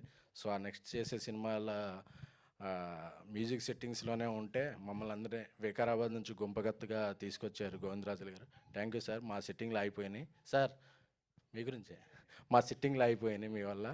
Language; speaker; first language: Telugu; native; Telugu